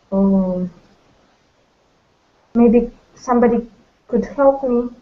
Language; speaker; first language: English; non-native, learner; Russian